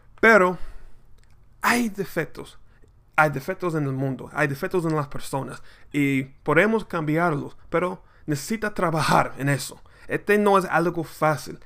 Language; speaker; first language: Spanish; non-native, learner; English